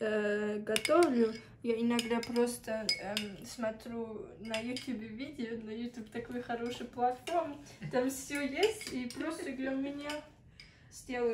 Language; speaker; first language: Russian; early bilingual, heritage; Russian